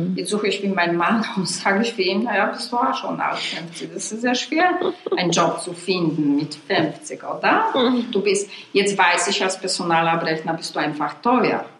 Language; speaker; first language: German; non-native, fluent; Polish